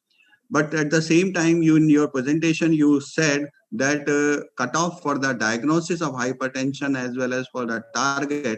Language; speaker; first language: English; non-native, local second language; Hindi